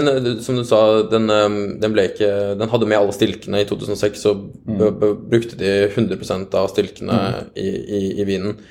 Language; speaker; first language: Norwegian; native; Norwegian